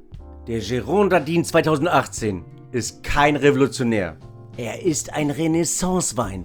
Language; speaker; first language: German; native; German